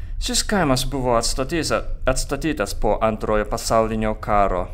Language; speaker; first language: Lithuanian; non-native, fluent; Japanese